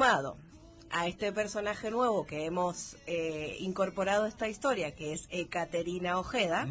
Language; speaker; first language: Spanish; native; Spanish